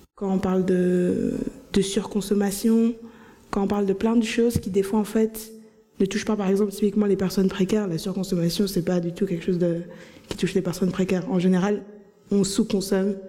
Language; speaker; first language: French; native; French